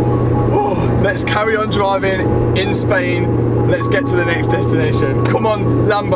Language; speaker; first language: English; native; English